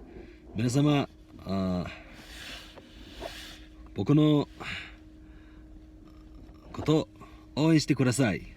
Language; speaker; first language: Japanese; non-native, learner; Mongolian